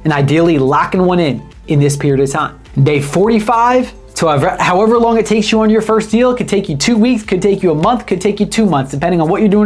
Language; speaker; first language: English; native; English